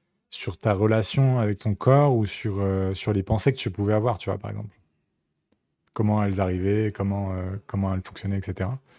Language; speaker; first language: French; native; French